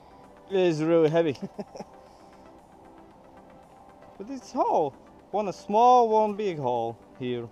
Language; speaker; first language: English; non-native, learner; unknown